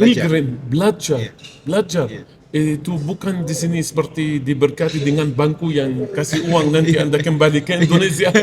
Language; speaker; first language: Indonesian; non-native, fluent; Arabic